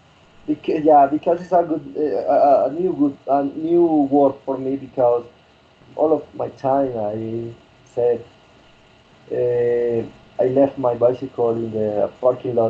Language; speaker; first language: English; non-native, learner; Spanish